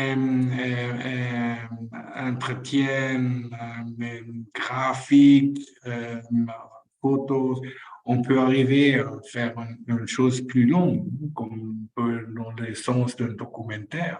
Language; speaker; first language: French; non-native, fluent; Spanish